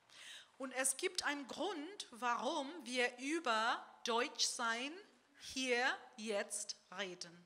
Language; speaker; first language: German; non-native, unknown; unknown